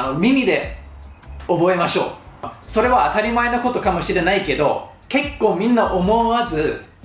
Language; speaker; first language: Japanese; non-native, fluent; English